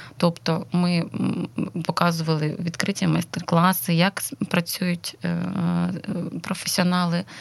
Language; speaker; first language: Ukrainian; non-native, local second language; Russian